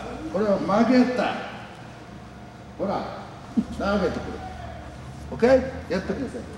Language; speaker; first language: Japanese; native; Japanese